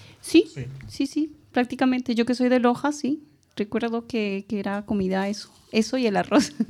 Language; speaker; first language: Spanish; native; Spanish